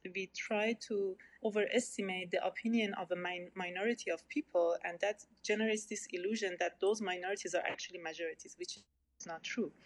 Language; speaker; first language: English; non-native, fluent; Persian